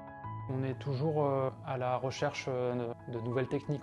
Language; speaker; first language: French; native; French